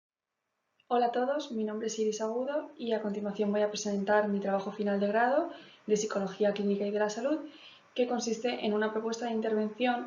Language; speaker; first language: Spanish; native; Spanish